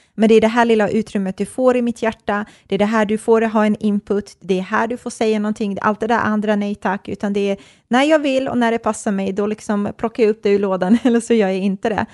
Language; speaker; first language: Swedish; early bilingual, other home language; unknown